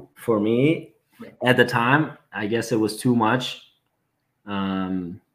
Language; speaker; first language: English; non-native, fluent; Serbian